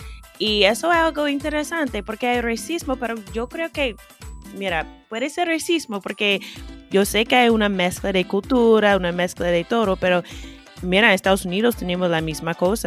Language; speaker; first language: Spanish; non-native, fluent; English